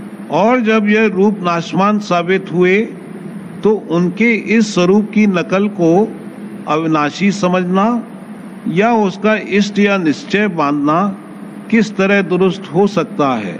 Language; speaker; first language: Hindi; native; Hindi